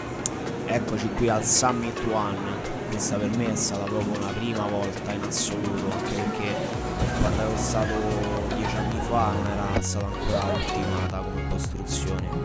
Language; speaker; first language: Italian; native; Italian